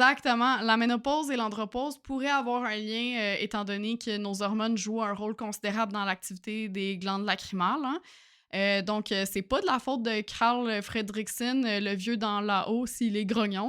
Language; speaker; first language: French; native; French